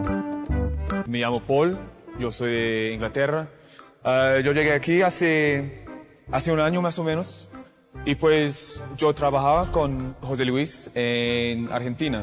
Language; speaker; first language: Spanish; non-native, fluent; English